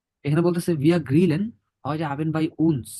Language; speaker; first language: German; non-native, learner; Bangla